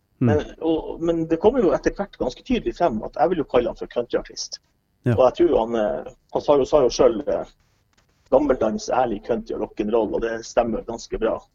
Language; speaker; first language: Norwegian; native; Norwegian